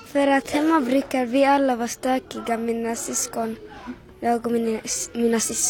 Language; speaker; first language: Swedish; early bilingual, other home language; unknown